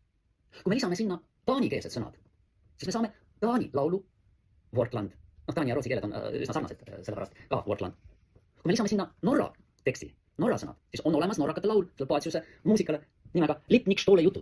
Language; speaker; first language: Estonian; native; Estonian